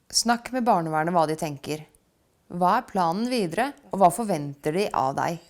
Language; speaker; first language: Norwegian; native; Norwegian